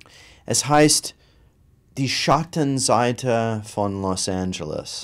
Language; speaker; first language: German; non-native, fluent; English